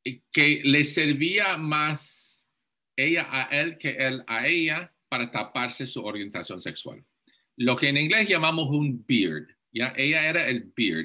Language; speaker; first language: Spanish; non-native, fluent; English